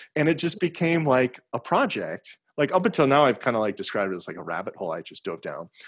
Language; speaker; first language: English; native; English